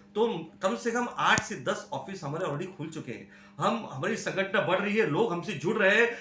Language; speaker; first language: Hindi; non-native, local second language; Marathi